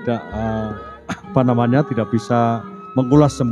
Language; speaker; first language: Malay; non-native, local second language; Javanese